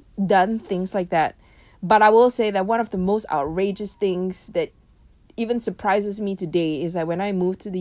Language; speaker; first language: English; native; English